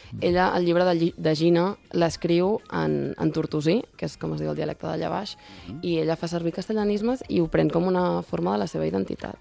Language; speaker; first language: Catalan; native; Catalan